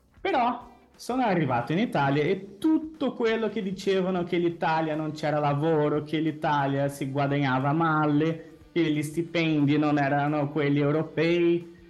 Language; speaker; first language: Italian; non-native, fluent; Portuguese